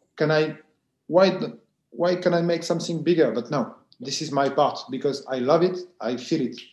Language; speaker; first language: English; non-native, fluent; French